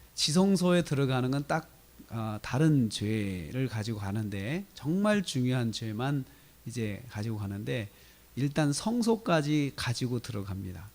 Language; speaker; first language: Korean; native; Korean